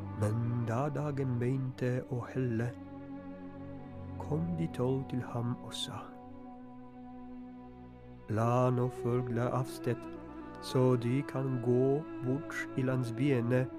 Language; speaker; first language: Norwegian; non-native, fluent; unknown